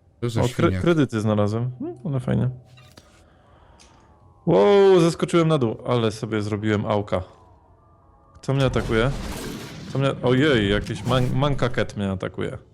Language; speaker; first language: Polish; native; Polish